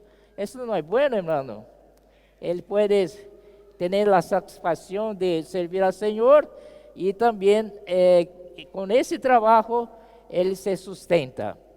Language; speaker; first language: Spanish; non-native, fluent; Portuguese